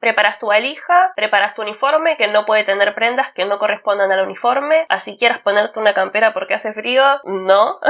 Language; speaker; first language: Spanish; native; Spanish